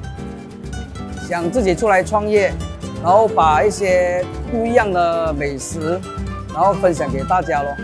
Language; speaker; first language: Chinese; native; Chinese